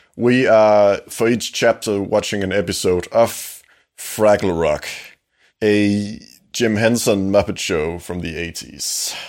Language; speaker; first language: English; non-native, fluent; Danish